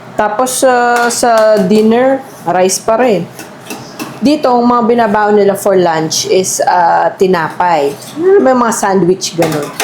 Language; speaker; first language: Filipino; native; Filipino